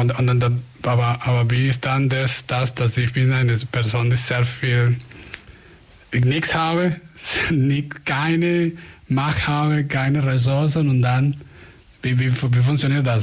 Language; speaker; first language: German; non-native, fluent; Spanish